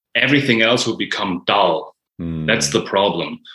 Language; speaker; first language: English; non-native, fluent; German